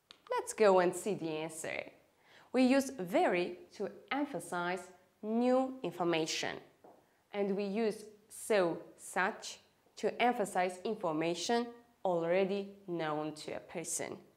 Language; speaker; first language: English; non-native, fluent; Armenian